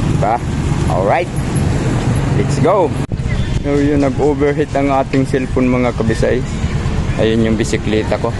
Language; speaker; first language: Filipino; non-native, local second language; Cebuano